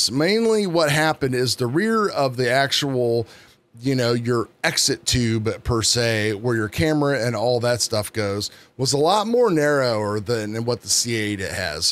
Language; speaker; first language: English; native; English